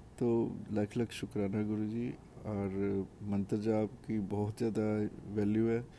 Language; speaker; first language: Hindi; native; Hindi